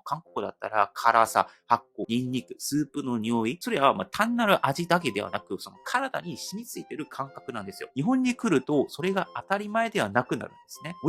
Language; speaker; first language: Japanese; non-native, fluent; Korean